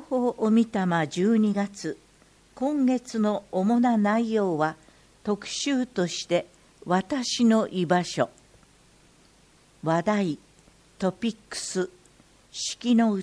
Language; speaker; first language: Japanese; native; Japanese